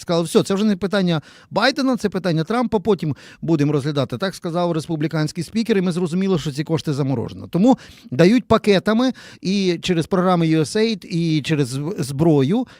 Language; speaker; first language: Ukrainian; native; Ukrainian